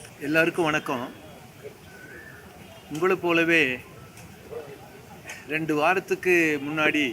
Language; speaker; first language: Tamil; native; Tamil